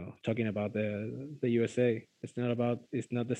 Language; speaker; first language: English; non-native, fluent; Spanish